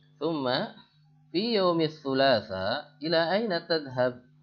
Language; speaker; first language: Arabic; non-native, fluent; Indonesian